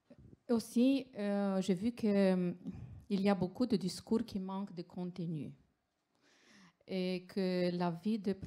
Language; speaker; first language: French; non-native, fluent; Romanian